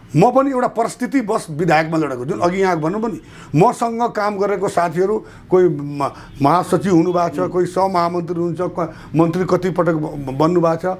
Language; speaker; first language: Nepali; non-native, local second language; Bhojpuri